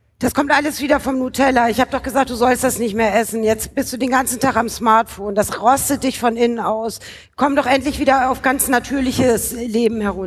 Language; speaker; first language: German; native; German